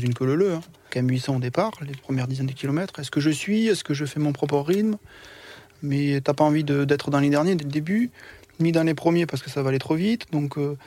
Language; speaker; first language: French; native; French